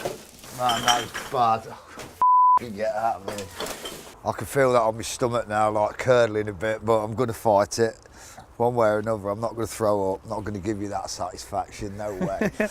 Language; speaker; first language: English; native; English